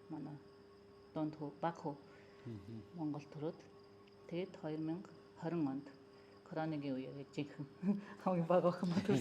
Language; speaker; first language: Mongolian; native; Mongolian